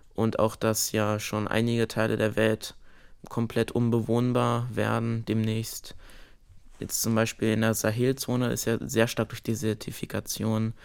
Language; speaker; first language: German; native; German